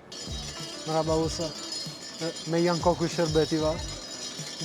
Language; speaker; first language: Turkish; non-native, learner; Italian